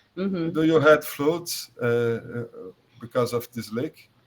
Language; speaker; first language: English; non-native, learner; Portuguese